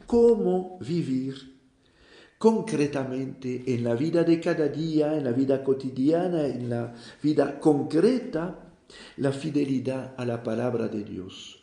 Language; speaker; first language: Spanish; non-native, fluent; French